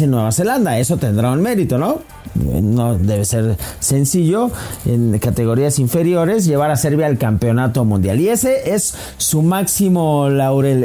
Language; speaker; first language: Spanish; native; Spanish